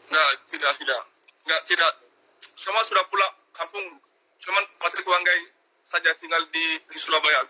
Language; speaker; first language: Indonesian; non-native, learner; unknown